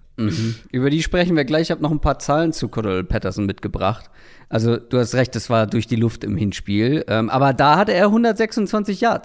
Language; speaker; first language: German; native; German